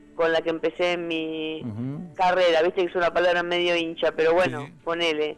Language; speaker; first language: Spanish; native; Spanish